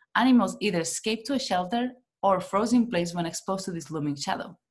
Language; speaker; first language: English; non-native, fluent; Spanish